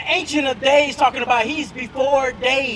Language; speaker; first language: English; native; English